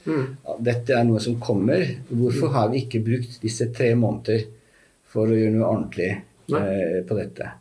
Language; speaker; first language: Norwegian; non-native, fluent; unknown